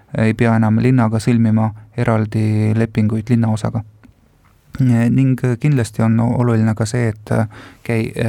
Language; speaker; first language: Estonian; non-native, local second language; Russian